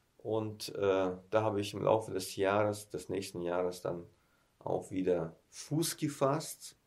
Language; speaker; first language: German; early bilingual, heritage; German